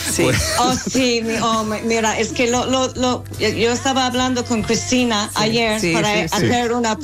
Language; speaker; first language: Spanish; non-native, learner; English